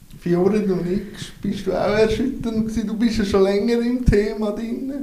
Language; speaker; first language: German; native; German